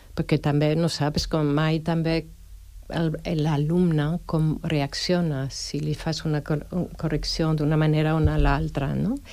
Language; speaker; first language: Catalan; non-native, fluent; French